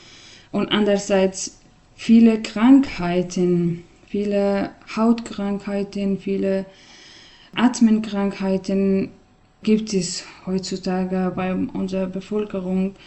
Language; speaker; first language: German; non-native, fluent; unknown